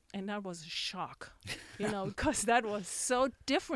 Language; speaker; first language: English; non-native, fluent; German